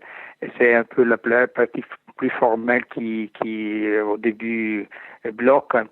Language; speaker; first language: French; non-native, fluent; Italian